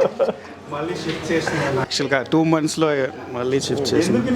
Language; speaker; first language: Telugu; non-native, learner; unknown